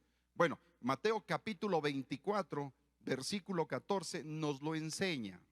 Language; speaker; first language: Spanish; native; Spanish